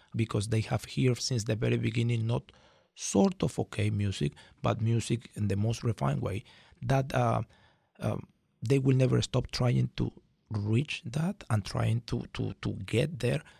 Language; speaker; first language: English; non-native, fluent; Spanish